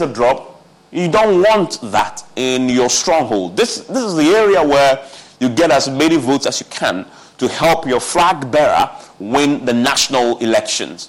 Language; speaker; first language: English; non-native, local second language; Akan